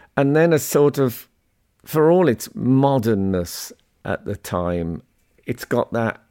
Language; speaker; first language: English; native; English